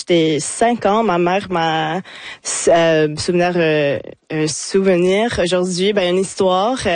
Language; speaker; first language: French; non-native, local second language; English